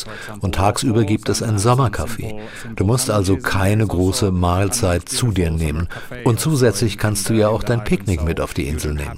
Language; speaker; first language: German; native; German